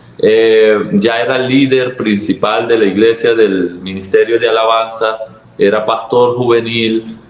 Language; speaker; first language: Spanish; early bilingual, other home language; Arabic